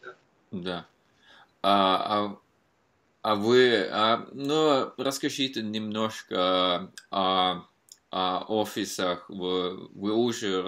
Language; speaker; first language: Russian; non-native, fluent; Norwegian